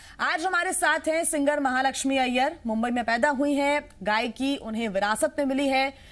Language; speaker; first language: Hindi; native; Hindi